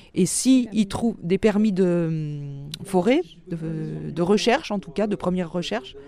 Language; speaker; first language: French; native; French